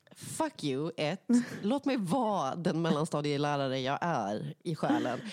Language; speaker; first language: Swedish; native; Swedish